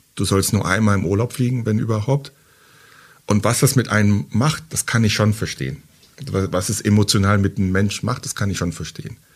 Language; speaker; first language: German; early bilingual, other home language; French